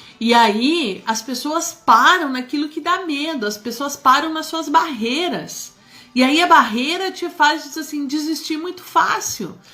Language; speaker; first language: Portuguese; early bilingual, other home language; Spanish